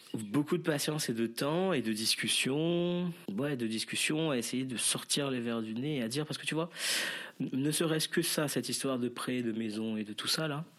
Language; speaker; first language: French; non-native, local second language; Morisyen